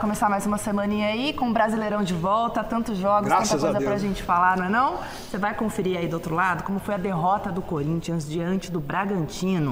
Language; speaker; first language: Portuguese; native; Portuguese